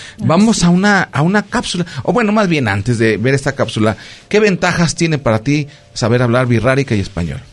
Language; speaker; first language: Spanish; native; Spanish